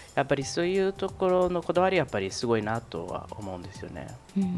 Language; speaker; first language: Japanese; non-native, fluent; Portuguese